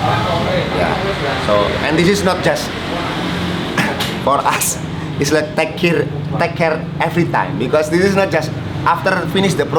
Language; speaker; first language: English; non-native, learner; Indonesian